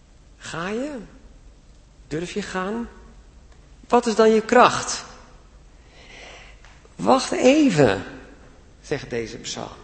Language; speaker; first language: Dutch; native; Dutch